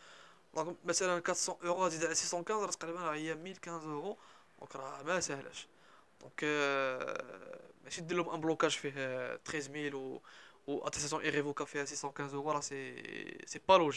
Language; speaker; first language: Arabic; native; Arabic